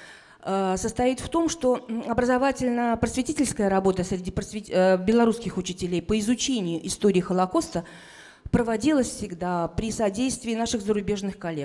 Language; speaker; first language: Russian; native; Russian